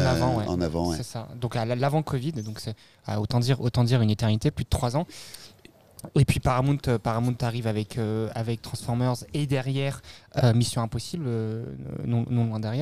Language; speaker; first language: French; native; French